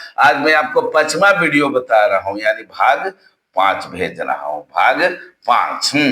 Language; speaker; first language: Hindi; native; Hindi